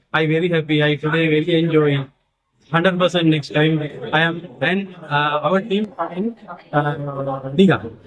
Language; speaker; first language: English; non-native, learner; Sinhala